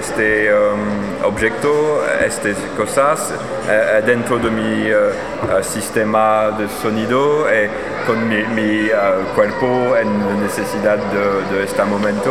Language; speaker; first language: Spanish; non-native, learner; French